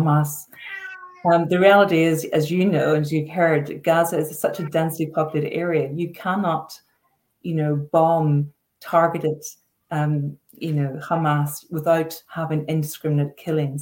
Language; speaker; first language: English; native; English